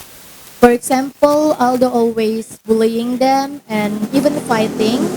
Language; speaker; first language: English; non-native, learner; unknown